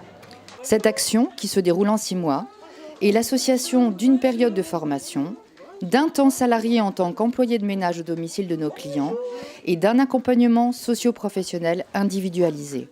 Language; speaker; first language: French; native; French